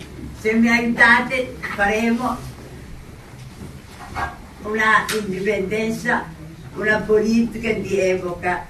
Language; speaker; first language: Italian; non-native, local second language; Somali